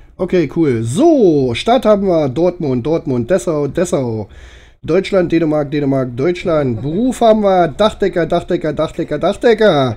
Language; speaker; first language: German; native; German